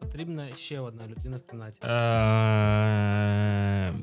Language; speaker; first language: Ukrainian; non-native, local second language; Russian